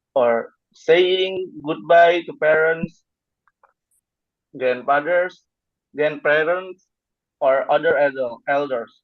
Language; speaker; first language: English; non-native, fluent; Indonesian